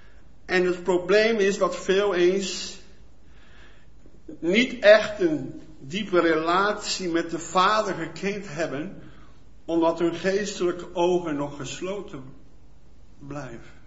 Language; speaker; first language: Dutch; non-native, fluent; Portuguese